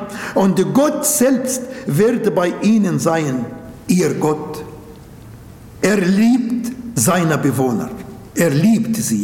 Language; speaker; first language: German; non-native, local second language; Arabic